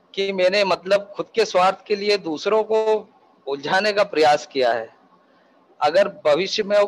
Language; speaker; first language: Hindi; native; Hindi